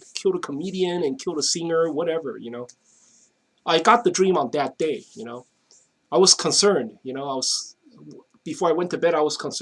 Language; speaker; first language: English; non-native, fluent; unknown